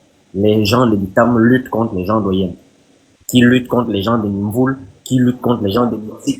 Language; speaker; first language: French; non-native, local second language; Fang